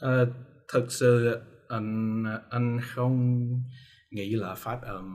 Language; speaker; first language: Vietnamese; non-native, learner; English